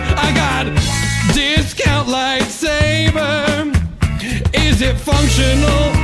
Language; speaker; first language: English; native; English